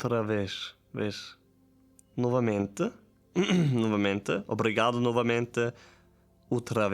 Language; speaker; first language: Portuguese; non-native, learner; Italian